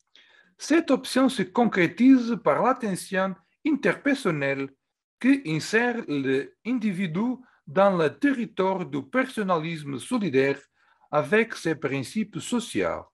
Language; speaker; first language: French; non-native, fluent; Portuguese